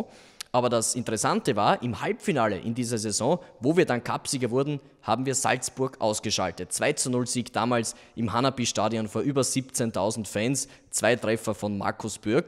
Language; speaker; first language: German; native; German